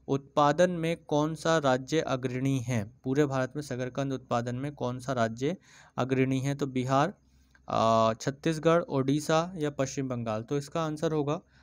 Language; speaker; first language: Hindi; native; Hindi